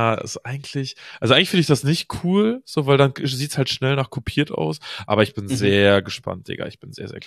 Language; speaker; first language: German; native; German